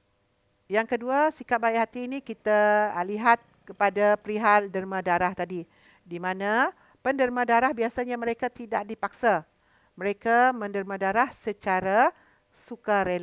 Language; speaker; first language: Malay; native; Malay